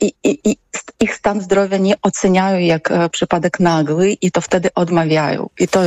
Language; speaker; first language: Polish; non-native, fluent; Ukrainian